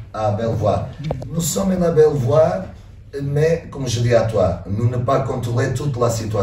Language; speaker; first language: French; non-native, learner; Portuguese